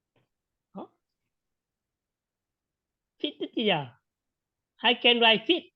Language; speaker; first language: English; non-native, learner; Vietnamese